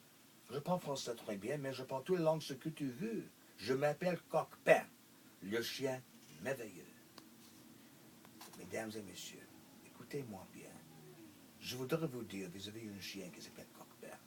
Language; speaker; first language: French; non-native, local second language; English